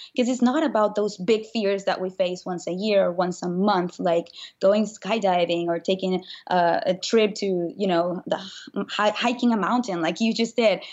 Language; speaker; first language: English; non-native, fluent; Spanish